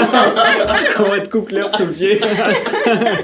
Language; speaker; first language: French; native; French